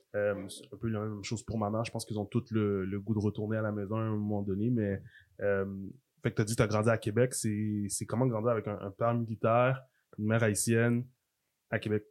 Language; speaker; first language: French; native; French